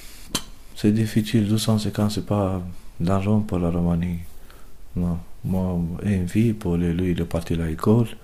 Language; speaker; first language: French; non-native, learner; Romanian